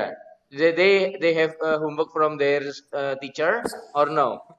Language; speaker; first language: English; non-native, learner; Indonesian